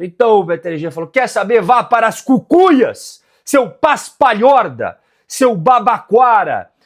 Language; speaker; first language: Portuguese; native; Portuguese